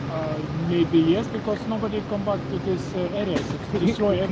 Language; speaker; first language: English; non-native, learner; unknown